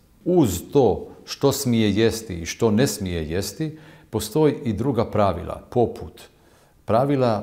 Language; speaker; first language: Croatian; non-native, fluent; Hebrew